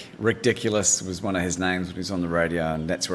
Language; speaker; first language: English; native; English